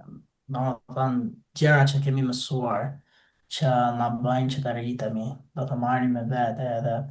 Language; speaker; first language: Albanian; non-native, fluent; English